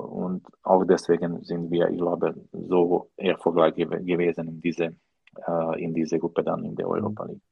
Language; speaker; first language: German; non-native, learner; Slovak